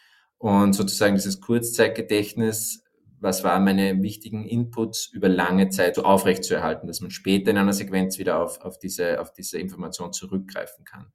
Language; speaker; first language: German; native; German